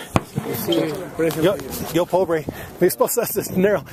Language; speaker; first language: Spanish; non-native, learner; English